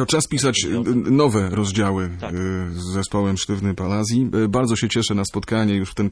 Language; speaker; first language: Polish; native; Polish